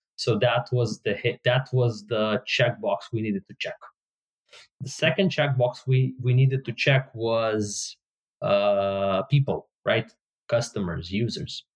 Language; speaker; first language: English; non-native, fluent; Hebrew